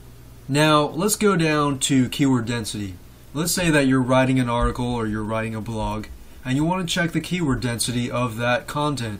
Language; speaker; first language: English; native; English